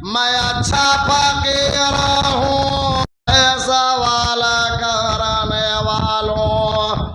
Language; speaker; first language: Urdu; non-native, local second language; Bangla